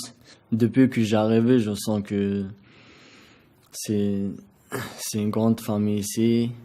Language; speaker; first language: French; non-native, local second language; Arabic